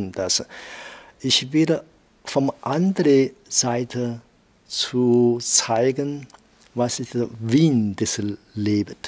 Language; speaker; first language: German; non-native, learner; Chinese